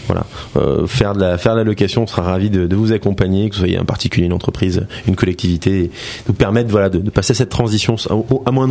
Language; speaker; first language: French; native; French